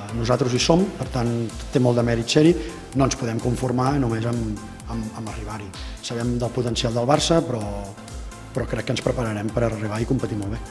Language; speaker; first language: Catalan; native; Catalan